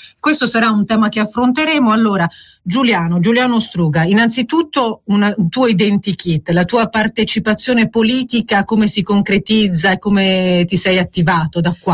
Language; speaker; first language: Italian; native; Italian